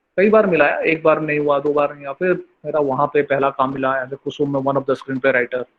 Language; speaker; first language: Hindi; non-native, local second language; Bangla